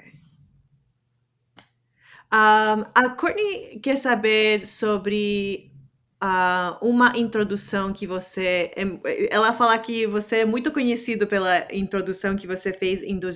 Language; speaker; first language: Portuguese; non-native, fluent; English